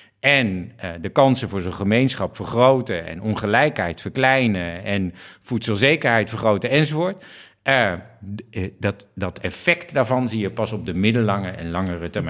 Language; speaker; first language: Dutch; native; Dutch